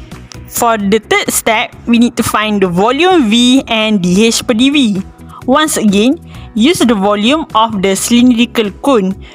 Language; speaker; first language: English; non-native, local second language; Malay